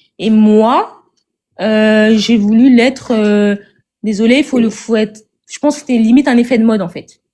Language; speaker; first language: French; native; French